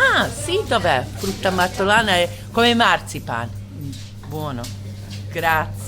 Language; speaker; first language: Italian; non-native, learner; English